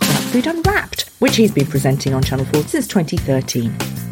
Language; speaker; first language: English; native; English